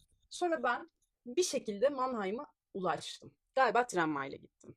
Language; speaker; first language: Turkish; native; Turkish